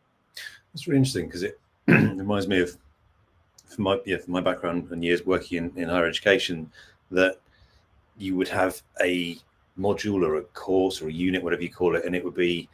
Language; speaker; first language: English; native; English